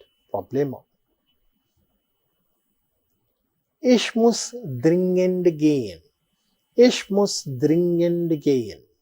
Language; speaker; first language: German; non-native, fluent; Telugu